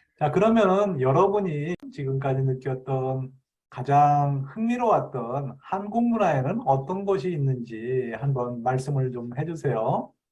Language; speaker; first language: Korean; native; Korean